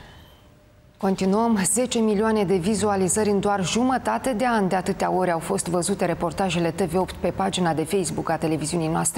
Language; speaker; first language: Romanian; native; Romanian